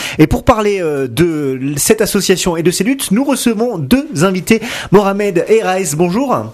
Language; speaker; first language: French; native; French